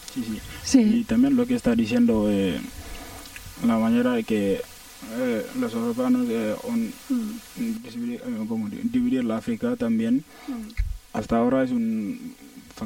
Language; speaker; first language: Spanish; non-native, learner; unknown